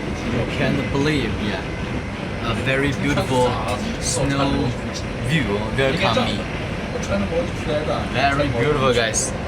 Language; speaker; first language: English; non-native, learner; Chinese